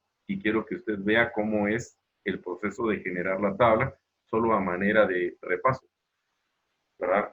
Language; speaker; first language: Spanish; native; Spanish